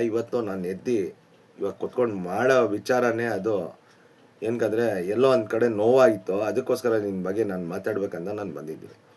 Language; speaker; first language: Kannada; non-native, local second language; Urdu